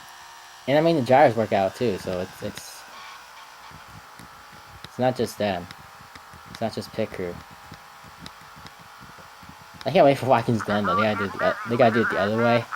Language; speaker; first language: English; native; English